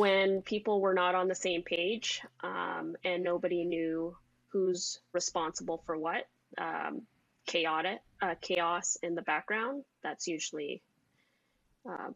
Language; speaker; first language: English; native; English